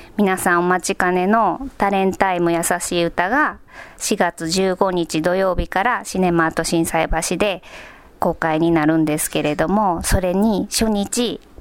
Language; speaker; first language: Japanese; native; Japanese